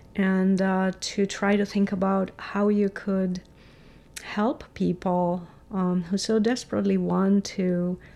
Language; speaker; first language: English; non-native, fluent; Romanian